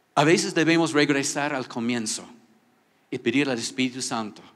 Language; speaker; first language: Spanish; non-native, fluent; English